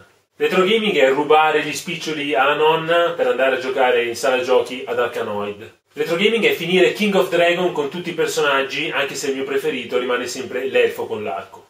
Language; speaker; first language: Italian; native; Italian